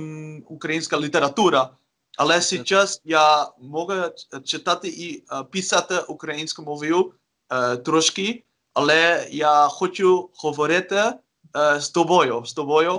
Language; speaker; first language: Ukrainian; non-native, learner; Dutch